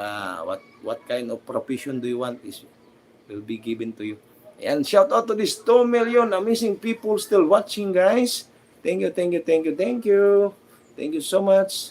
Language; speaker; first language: English; non-native, local second language; Filipino